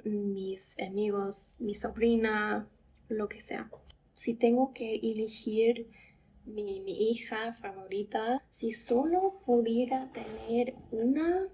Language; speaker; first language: Spanish; non-native, fluent; English